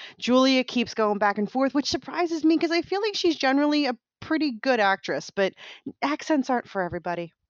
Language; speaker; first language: English; native; English